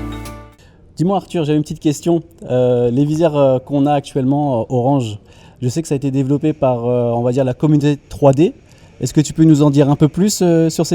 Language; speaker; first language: French; native; French